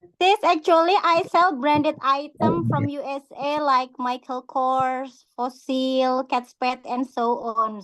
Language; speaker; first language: English; non-native, learner; Indonesian